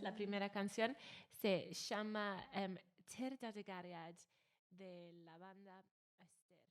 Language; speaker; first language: Spanish; non-native, learner; Welsh